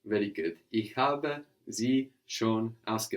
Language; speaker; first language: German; non-native, fluent; English